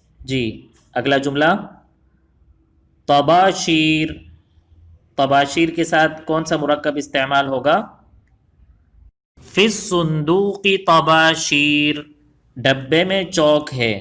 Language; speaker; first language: Urdu; native; Urdu